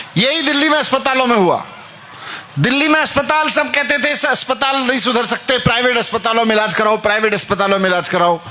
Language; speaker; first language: Hindi; native; Hindi